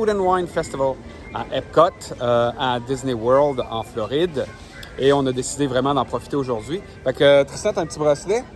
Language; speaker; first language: French; native; French